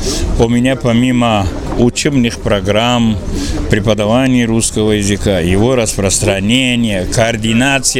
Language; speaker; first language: Russian; non-native, fluent; Pashto